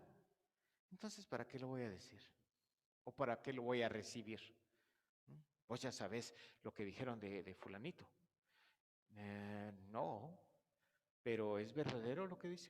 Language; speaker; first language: Spanish; native; Spanish